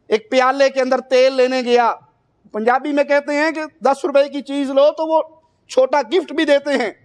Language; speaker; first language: Urdu; non-native, local second language; Punjabi